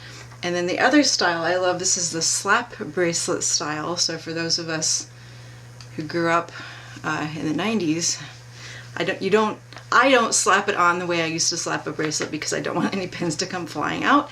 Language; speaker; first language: English; native; English